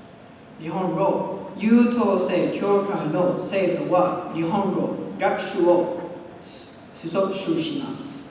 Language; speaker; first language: Japanese; non-native, learner; English